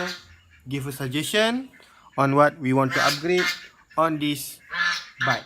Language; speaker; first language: English; non-native, local second language; Malay